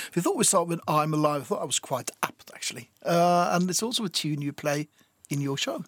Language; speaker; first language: English; non-native, fluent; Norwegian